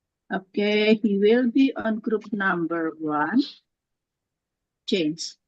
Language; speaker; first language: English; non-native, learner; Indonesian